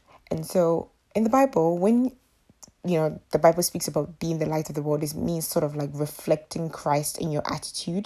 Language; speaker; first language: English; non-native, local second language; Akan